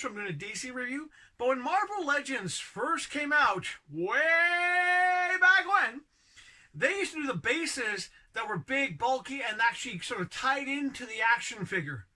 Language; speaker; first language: English; native; English